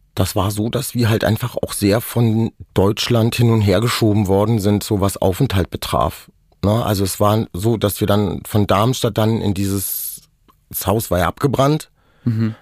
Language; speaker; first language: German; non-native, local second language; Romany